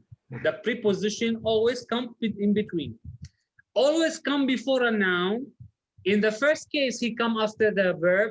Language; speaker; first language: English; non-native, learner; Arabic